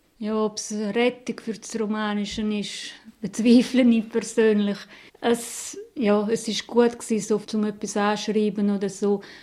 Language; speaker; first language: German; non-native, local second language; Romansh